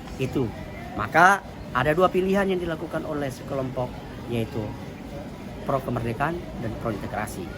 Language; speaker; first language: Indonesian; non-native, local second language; Tetum